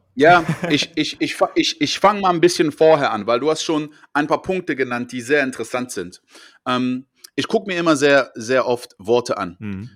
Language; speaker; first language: German; early bilingual, heritage; French